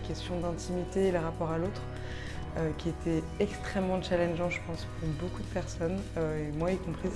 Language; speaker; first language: French; native; French